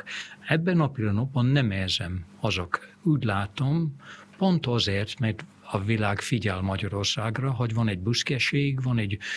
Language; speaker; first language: Hungarian; non-native, fluent; English